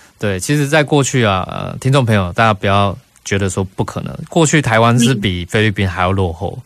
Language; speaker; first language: Chinese; native; Chinese